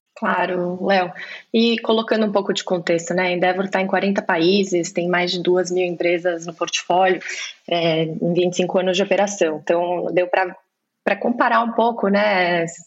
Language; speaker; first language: Portuguese; native; Portuguese